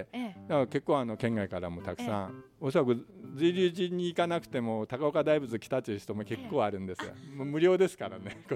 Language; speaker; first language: Japanese; native; Japanese